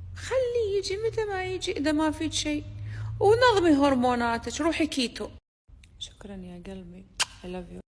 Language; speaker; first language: Arabic; native; Arabic